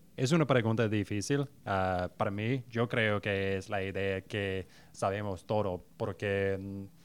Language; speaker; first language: Spanish; non-native, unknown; English